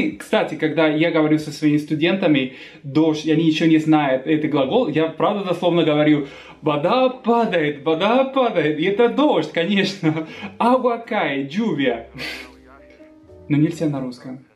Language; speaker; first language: Russian; non-native, fluent; Spanish